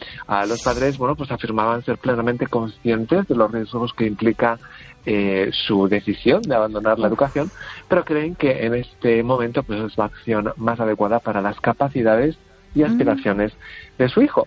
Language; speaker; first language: Spanish; native; Spanish